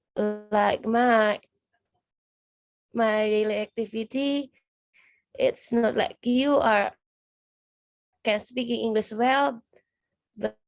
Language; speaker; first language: English; non-native, learner; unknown